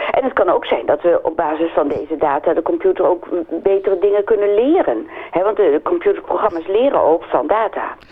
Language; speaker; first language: Dutch; native; Dutch